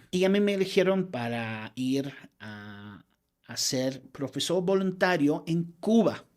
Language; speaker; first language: Spanish; non-native, fluent; English